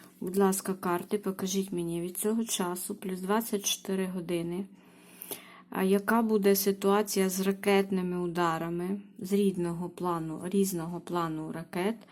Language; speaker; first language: Ukrainian; native; Ukrainian